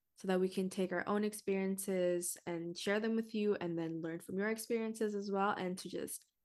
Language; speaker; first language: English; early bilingual, other home language; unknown